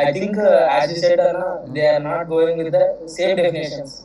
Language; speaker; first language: English; non-native, local second language; Telugu